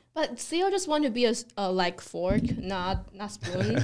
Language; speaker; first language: English; non-native, fluent; Chinese